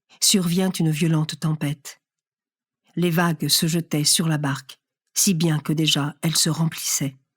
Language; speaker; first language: French; native; French